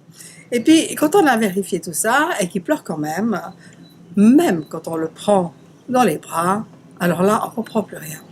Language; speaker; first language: French; native; French